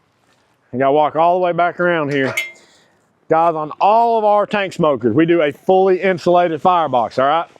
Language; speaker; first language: English; native; English